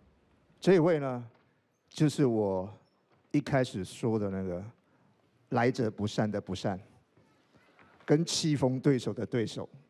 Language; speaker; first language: Chinese; native; Chinese